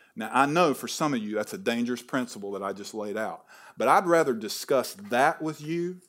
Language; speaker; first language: English; native; English